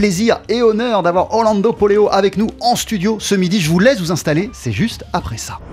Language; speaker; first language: French; native; French